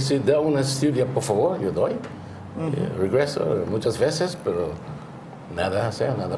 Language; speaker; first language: Spanish; non-native, learner; English